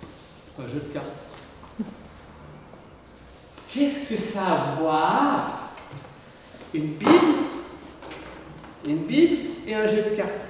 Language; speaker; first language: French; native; French